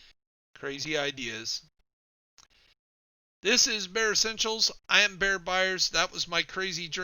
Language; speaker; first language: English; native; English